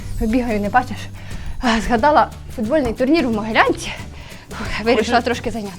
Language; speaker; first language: Ukrainian; native; Ukrainian